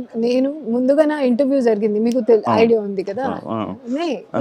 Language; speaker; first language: Telugu; non-native, local second language; Hindi